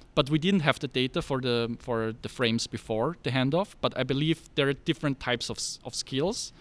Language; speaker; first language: English; non-native, fluent; German